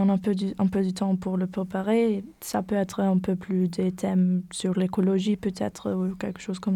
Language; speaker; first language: French; non-native, learner; German